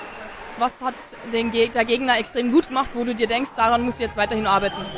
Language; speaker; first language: German; native; German